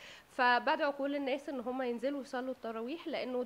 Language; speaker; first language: Arabic; native; Arabic